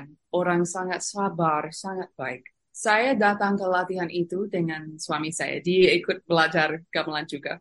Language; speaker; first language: Indonesian; non-native, fluent; English